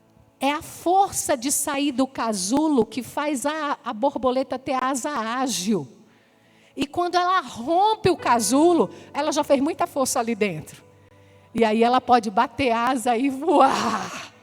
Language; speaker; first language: Portuguese; native; Portuguese